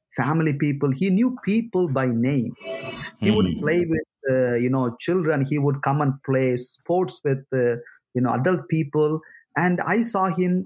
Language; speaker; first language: English; non-native, local second language; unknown